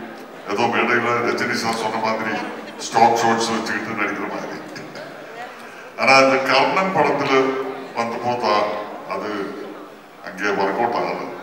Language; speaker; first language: Tamil; non-native, fluent; Malayalam